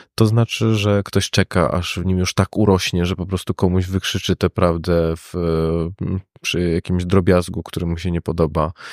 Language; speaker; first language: Polish; native; Polish